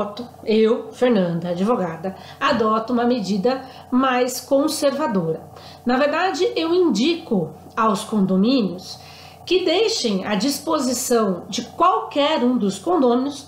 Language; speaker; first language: Portuguese; native; Portuguese